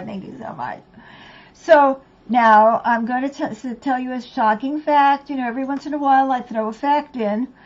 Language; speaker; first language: English; native; English